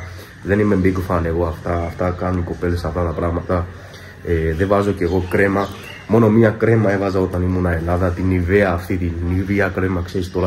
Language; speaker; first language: Greek; early bilingual, other home language; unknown